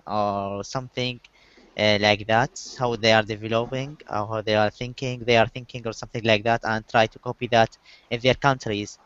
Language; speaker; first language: English; non-native, learner; Arabic